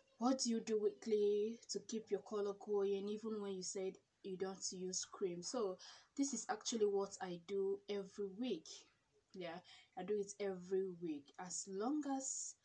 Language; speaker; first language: English; non-native, local second language; Igbo